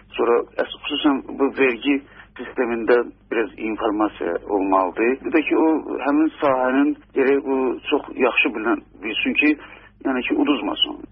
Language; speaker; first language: Azerbaijani; native; Azerbaijani